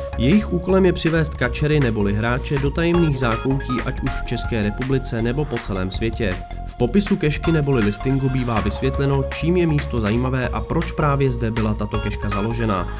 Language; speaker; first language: Czech; native; Czech